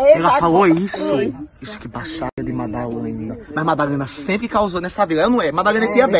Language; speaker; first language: Portuguese; native; Portuguese